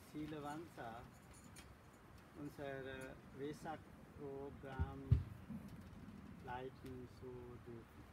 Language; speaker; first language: German; non-native, learner; Sinhala